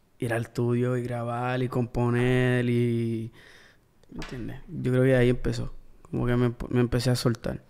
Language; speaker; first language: Spanish; early bilingual, heritage; Spanish